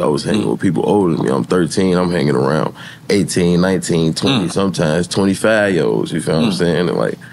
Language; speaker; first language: English; native; English